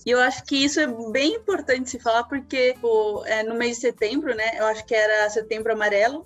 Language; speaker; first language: Portuguese; early bilingual, other home language; Spanish